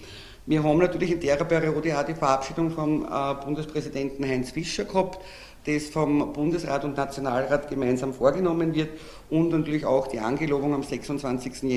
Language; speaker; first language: German; native; German